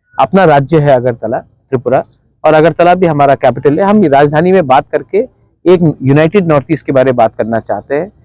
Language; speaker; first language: Hindi; non-native, local second language; Kok Borok